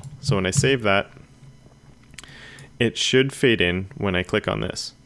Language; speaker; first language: English; native; English